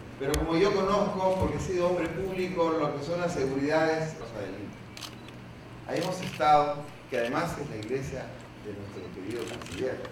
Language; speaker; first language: Spanish; native; Spanish